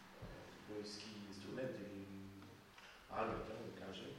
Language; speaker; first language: Bulgarian; non-native, fluent; French